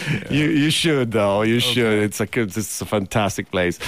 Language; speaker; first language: English; non-native, fluent; Italian